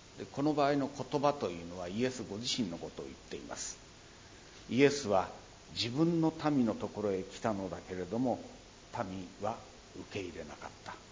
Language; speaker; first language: Japanese; native; Japanese